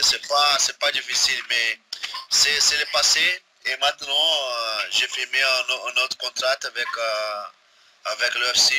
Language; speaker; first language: French; non-native, learner; Portuguese